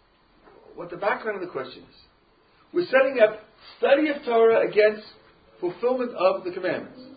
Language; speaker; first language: English; native; English